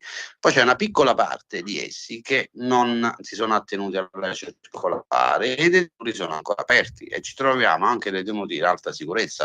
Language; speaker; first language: Italian; native; Italian